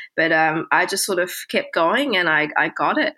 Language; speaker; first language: English; early bilingual, other home language; Chinese